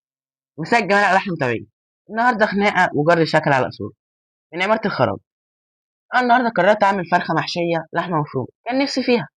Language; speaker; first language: Arabic; native; Arabic